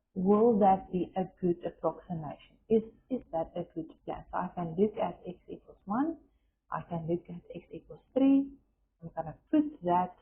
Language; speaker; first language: English; non-native, local second language; Afrikaans